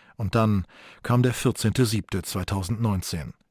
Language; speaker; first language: German; native; German